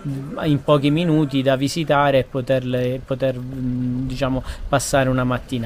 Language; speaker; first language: Italian; native; Italian